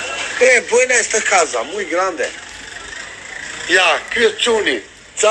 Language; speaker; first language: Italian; non-native, learner; Albanian